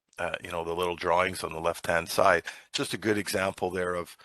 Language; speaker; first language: English; native; English